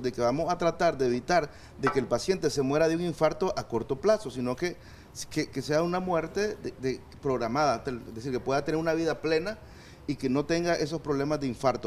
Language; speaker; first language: Spanish; native; Spanish